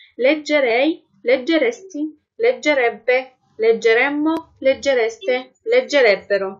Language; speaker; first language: Italian; non-native, fluent; Arabic